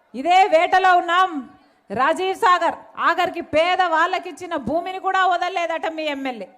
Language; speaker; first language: Telugu; native; Telugu